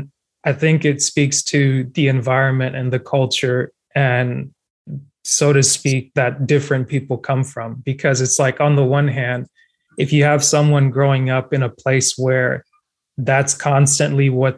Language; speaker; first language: English; non-native, local second language; French